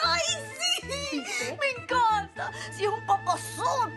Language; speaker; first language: Spanish; native; Spanish